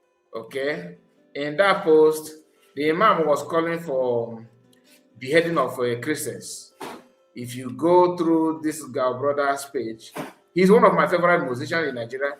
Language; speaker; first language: English; non-native, local second language; Igbo